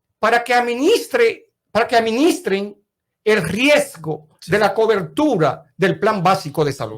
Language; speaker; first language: Spanish; native; Spanish